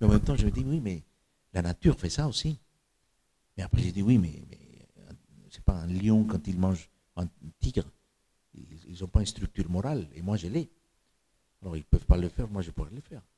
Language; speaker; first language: French; non-native, fluent; Spanish